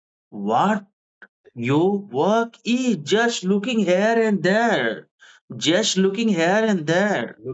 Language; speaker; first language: English; non-native, fluent; Hindi